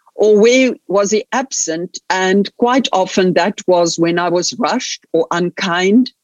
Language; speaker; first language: English; non-native, local second language; Afrikaans